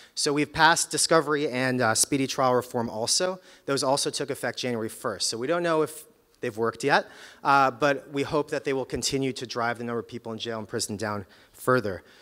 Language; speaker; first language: English; native; English